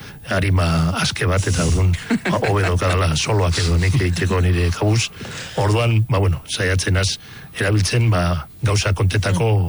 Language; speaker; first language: Basque; non-native, local second language; Spanish